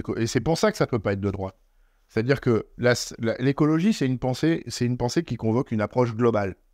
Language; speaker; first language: French; native; French